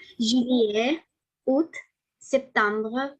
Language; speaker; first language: French; non-native, learner; Romanian